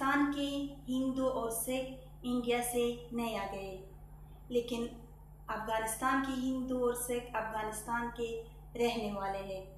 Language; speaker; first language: Hindi; non-native, fluent; Persian